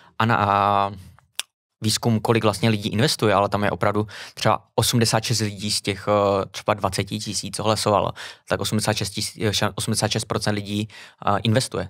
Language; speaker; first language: Czech; native; Czech